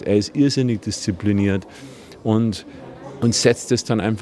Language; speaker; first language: German; native; German